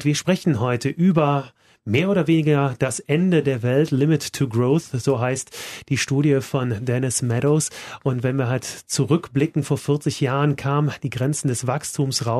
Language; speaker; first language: German; native; German